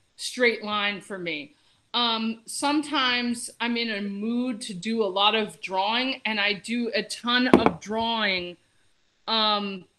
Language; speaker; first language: English; native; English